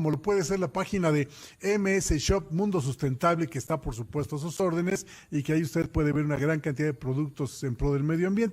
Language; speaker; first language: Spanish; native; Spanish